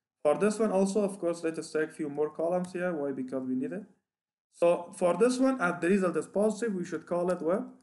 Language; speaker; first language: English; non-native, fluent; Persian